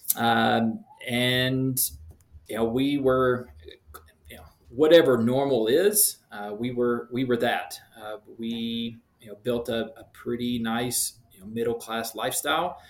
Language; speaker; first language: English; native; English